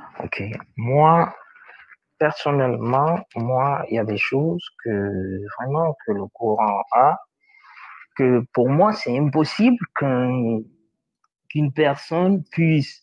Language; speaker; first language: French; non-native, learner; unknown